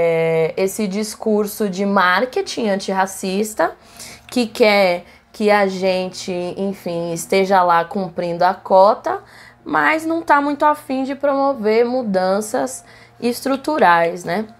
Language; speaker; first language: Portuguese; native; Portuguese